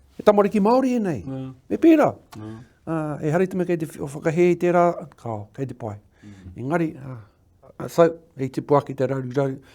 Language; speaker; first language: Māori; non-native, local second language; English